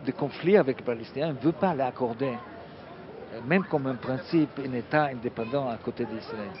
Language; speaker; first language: French; non-native, fluent; Hebrew